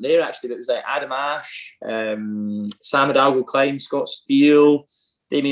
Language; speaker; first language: English; native; English